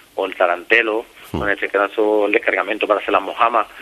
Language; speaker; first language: Spanish; native; Spanish